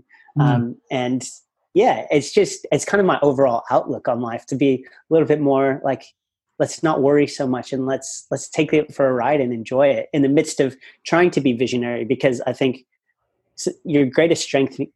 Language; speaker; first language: English; native; English